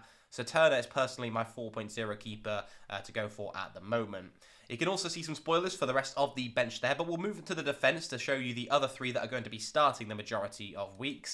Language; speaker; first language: English; native; English